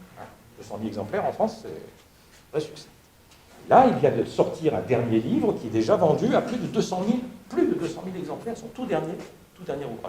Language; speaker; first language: French; native; French